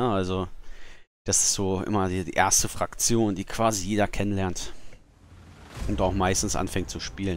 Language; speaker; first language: German; native; German